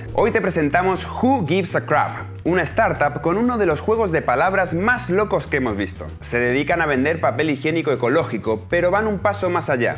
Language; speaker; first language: Spanish; native; Spanish